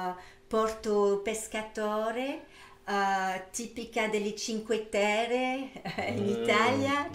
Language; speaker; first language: Italian; early bilingual, heritage; French